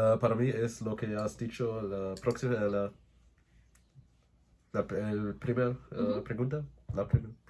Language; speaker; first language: Spanish; non-native, learner; English